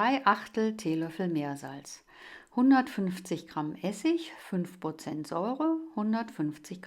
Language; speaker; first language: German; native; German